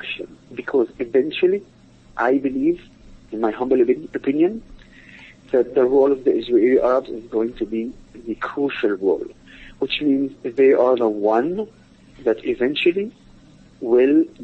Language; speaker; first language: English; non-native, fluent; Arabic